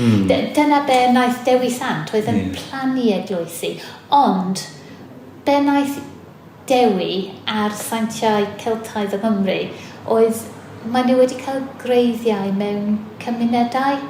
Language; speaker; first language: Welsh; non-native, fluent; English